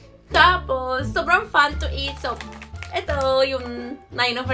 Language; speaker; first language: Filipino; non-native, learner; English